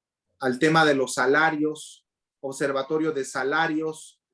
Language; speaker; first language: Spanish; native; Spanish